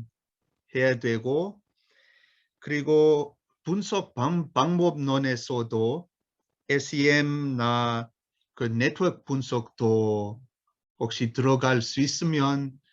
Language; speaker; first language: Korean; non-native, learner; English